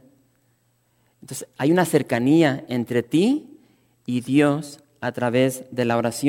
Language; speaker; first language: Spanish; native; Spanish